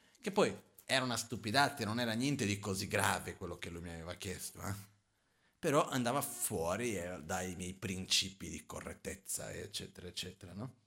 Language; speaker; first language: Italian; non-native, fluent; Portuguese